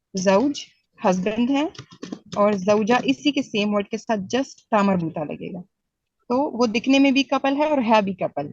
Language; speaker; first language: Urdu; native; Urdu